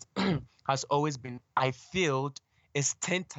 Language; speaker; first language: English; non-native, local second language; Akan